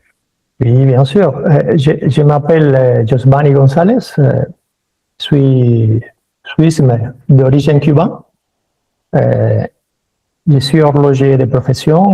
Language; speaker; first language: French; early bilingual, other home language; Spanish